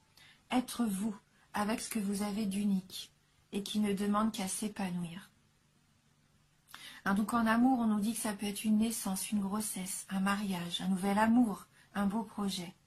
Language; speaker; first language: French; native; French